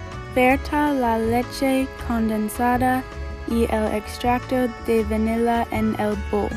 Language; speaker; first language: Spanish; non-native, learner; English